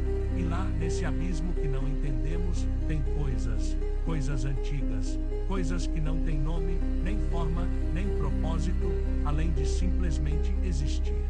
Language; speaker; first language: Portuguese; native; Portuguese